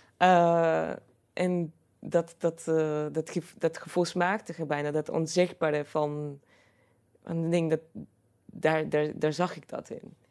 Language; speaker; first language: Dutch; non-native, fluent; Croatian